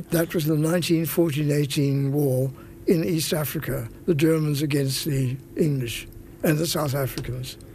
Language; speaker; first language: English; native; English